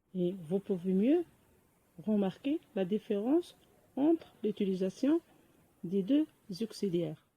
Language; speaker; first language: French; non-native, local second language; Arabic